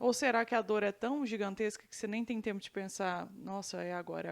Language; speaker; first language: Portuguese; native; Portuguese